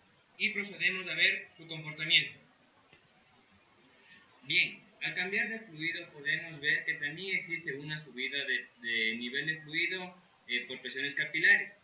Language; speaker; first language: Spanish; native; Spanish